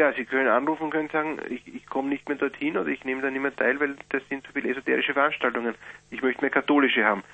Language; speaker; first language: German; native; German